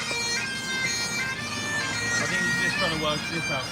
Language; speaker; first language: English; native; English